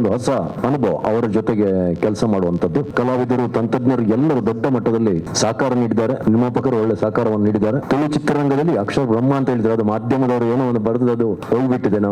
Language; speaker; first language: Kannada; non-native, local second language; Tulu